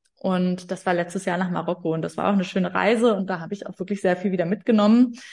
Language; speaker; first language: German; native; German